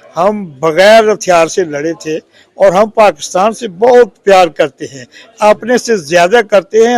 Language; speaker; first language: Urdu; non-native, local second language; Pahari-Potwari